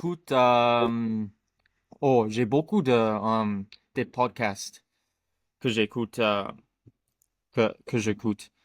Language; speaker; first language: French; non-native, learner; English